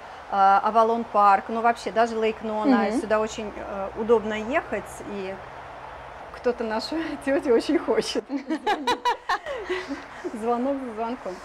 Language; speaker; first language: Russian; native; Russian